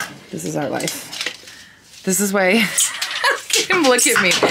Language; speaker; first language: English; native; English